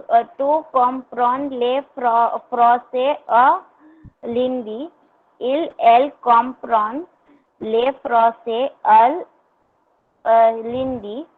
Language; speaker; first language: French; non-native, learner; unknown